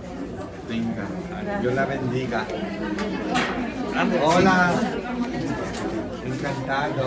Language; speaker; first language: Spanish; non-native, fluent; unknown